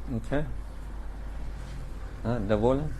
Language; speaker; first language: Russian; non-native, learner; English